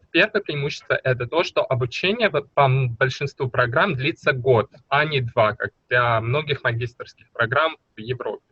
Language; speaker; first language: Russian; native; Russian